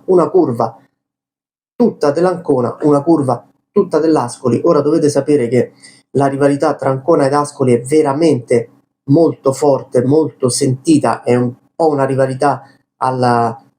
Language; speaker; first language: Italian; native; Italian